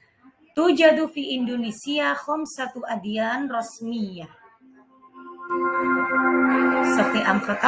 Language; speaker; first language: Arabic; non-native, fluent; Indonesian